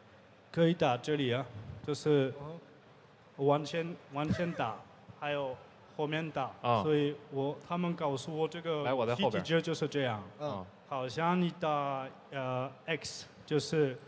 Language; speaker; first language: Chinese; non-native, learner; French